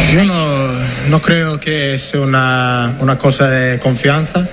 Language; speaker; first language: Spanish; non-native, fluent; English